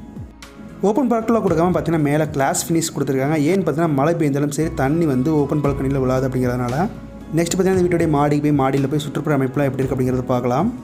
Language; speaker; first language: Tamil; native; Tamil